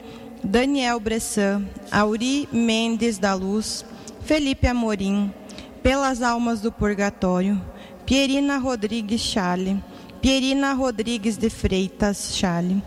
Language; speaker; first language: Portuguese; native; Portuguese